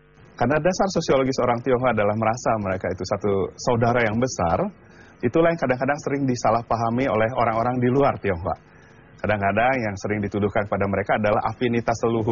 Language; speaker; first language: Indonesian; native; Indonesian